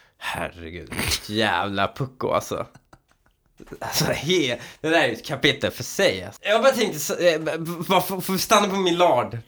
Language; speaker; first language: Swedish; early bilingual, other home language; Persian